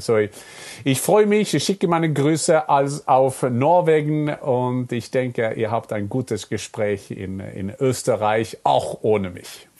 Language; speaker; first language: German; non-native, fluent; Norwegian